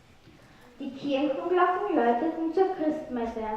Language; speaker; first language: German; native; German